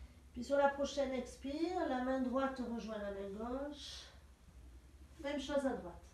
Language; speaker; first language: French; native; French